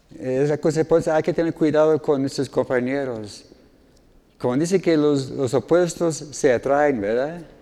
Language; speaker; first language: Spanish; non-native, fluent; English